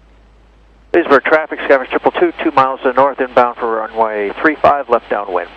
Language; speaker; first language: English; native; English